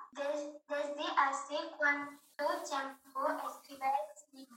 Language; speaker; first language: Spanish; non-native, learner; French